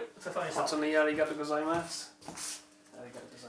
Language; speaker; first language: Japanese; non-native, learner; English